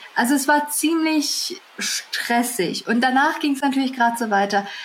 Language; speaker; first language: German; early bilingual, other home language; Russian